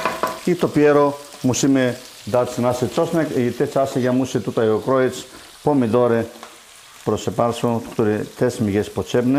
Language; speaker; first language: Polish; non-native, learner; Greek